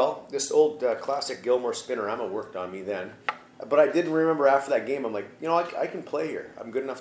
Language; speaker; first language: English; native; English